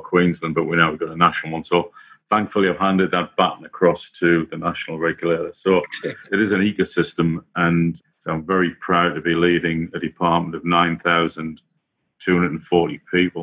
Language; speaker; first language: English; native; English